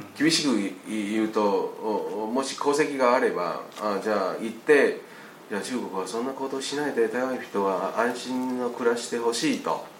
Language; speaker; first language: Japanese; non-native, fluent; Chinese